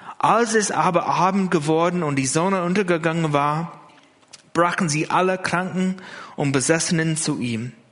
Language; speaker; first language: German; non-native, fluent; English